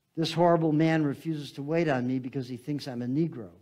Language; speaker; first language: English; native; English